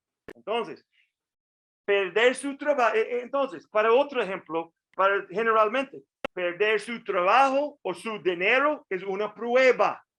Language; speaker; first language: Spanish; non-native, fluent; English